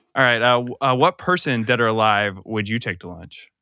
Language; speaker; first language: English; native; English